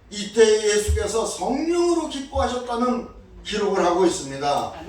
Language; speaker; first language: Korean; native; Korean